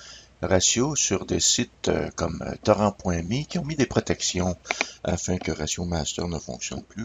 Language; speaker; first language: French; native; French